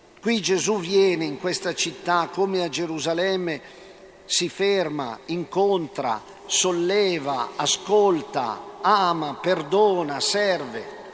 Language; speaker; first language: Italian; native; Italian